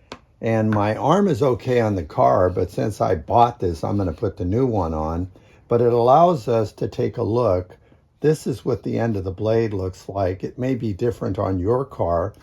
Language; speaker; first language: English; native; English